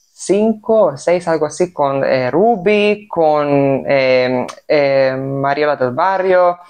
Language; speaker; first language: Spanish; non-native, fluent; Serbian